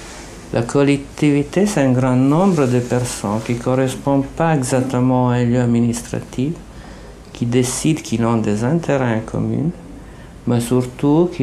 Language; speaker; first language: French; non-native, fluent; Italian